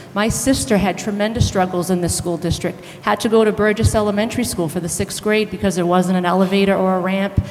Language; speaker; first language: English; native; English